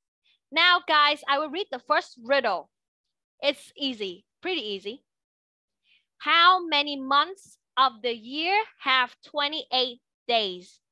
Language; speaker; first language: English; non-native, fluent; Vietnamese